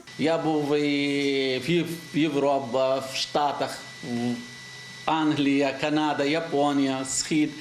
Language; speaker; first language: Ukrainian; non-native, fluent; Arabic